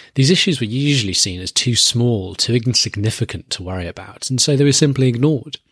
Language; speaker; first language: English; native; English